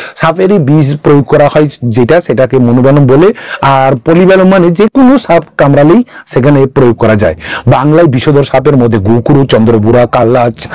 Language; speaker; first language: Bangla; non-native, local second language; Kok Borok